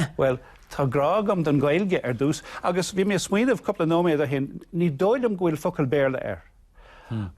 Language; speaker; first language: Irish; non-native, local second language; English